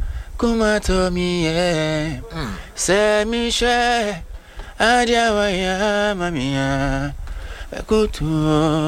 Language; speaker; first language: English; non-native, local second language; Akan